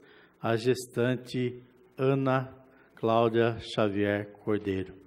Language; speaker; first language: Portuguese; native; Portuguese